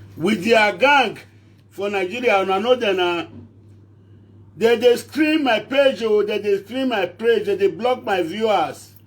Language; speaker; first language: Nigerian Pidgin; non-native, local second language; Bini